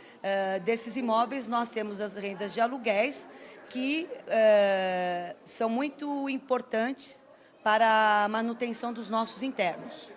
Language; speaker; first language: Portuguese; native; Portuguese